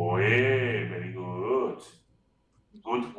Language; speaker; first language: English; non-native, fluent; Spanish